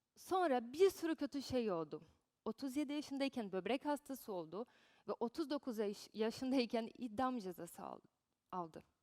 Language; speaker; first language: Turkish; non-native, fluent; Portuguese